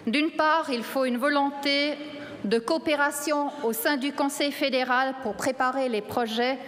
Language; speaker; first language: French; non-native, local second language; German